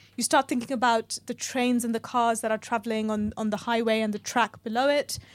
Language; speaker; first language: English; native; English